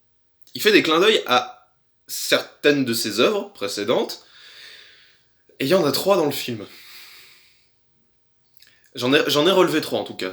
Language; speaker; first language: French; native; French